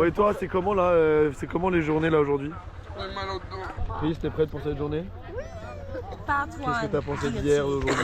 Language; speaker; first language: French; native; French